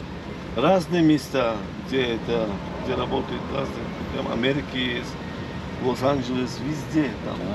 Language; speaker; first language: Russian; non-native, local second language; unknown